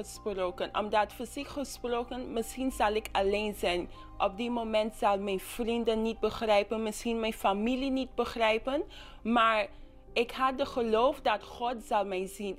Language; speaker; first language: Dutch; non-native, local second language; English